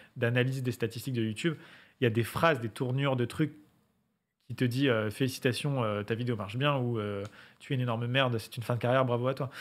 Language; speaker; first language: French; native; French